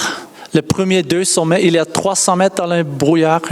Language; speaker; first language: French; non-native, learner; Dutch